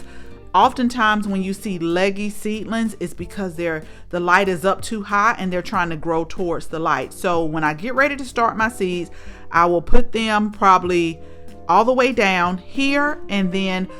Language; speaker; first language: English; native; English